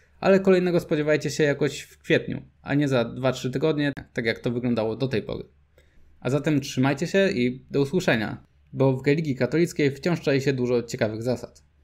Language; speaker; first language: Polish; native; Polish